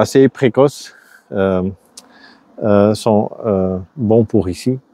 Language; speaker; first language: French; non-native, local second language; Dutch